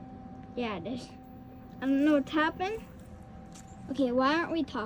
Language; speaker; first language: English; native; English